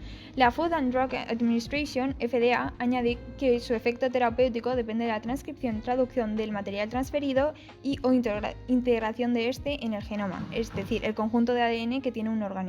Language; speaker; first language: Spanish; native; Spanish